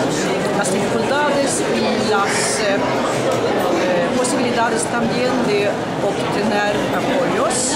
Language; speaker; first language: Spanish; non-native, fluent; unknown